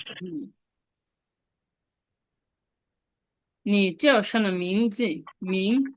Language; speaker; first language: Chinese; non-native, learner; Bangla